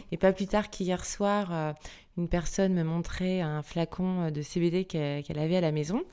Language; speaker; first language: French; native; French